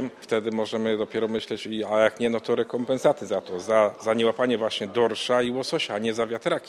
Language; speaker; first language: Polish; native; Polish